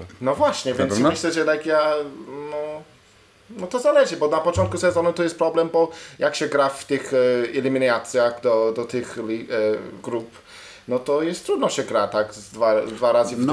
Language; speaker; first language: Polish; non-native, learner; English